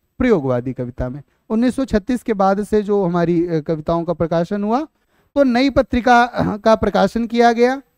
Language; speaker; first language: Hindi; native; Hindi